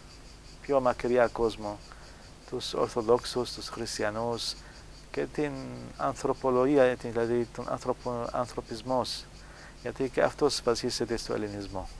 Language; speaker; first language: Greek; non-native, fluent; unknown